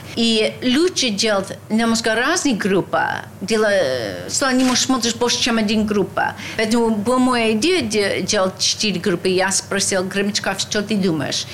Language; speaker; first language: Russian; non-native, learner; English